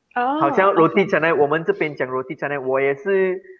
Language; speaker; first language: Chinese; non-native, local second language; Tamil